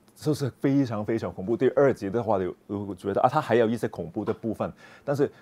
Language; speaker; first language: Chinese; non-native, local second language; Cantonese